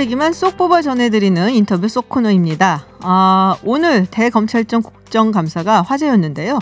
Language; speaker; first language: Korean; native; Korean